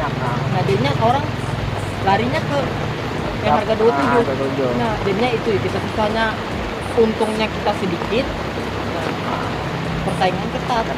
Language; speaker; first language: Indonesian; native; Indonesian